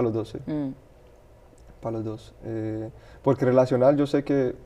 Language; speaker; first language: Spanish; early bilingual, heritage; Spanish